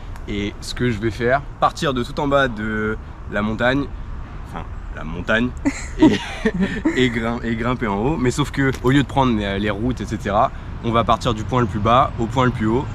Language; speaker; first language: French; native; French